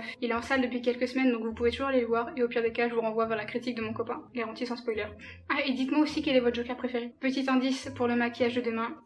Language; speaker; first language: French; native; French